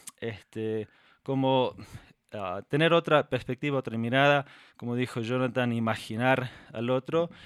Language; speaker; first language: Spanish; non-native, fluent; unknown